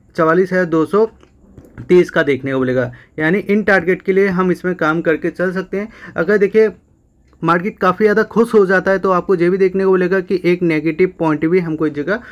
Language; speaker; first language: Hindi; native; Hindi